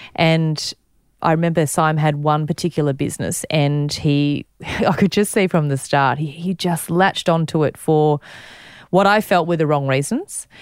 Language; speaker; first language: English; native; English